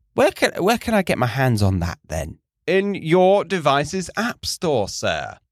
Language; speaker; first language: English; native; English